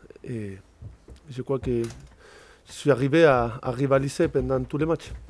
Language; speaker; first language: French; non-native, fluent; Spanish